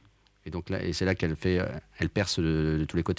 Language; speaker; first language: French; native; French